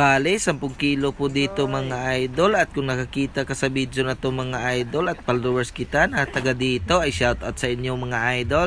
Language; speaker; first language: Filipino; native; Filipino